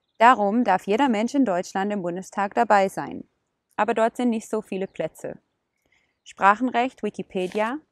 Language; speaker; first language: German; non-native, fluent; Hebrew